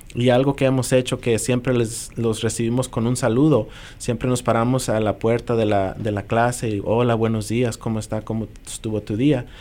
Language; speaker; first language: Spanish; native; Spanish